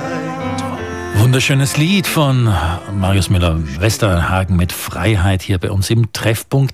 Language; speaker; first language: German; native; German